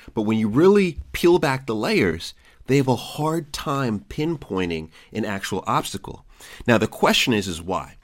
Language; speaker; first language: English; native; English